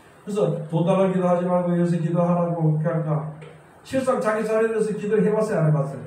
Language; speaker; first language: Korean; native; Korean